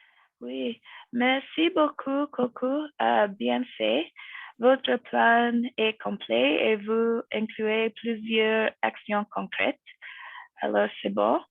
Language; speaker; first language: French; non-native, fluent; English